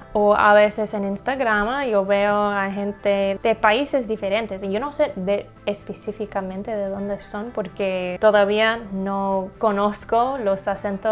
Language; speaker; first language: Spanish; non-native, learner; English